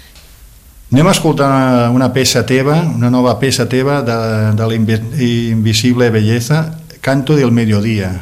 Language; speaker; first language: Catalan; native; Catalan